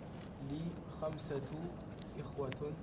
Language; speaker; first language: Arabic; non-native, learner; French